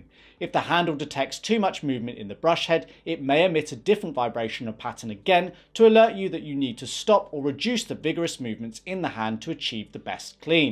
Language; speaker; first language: English; native; English